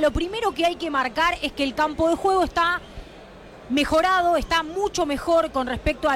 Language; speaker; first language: Spanish; native; Spanish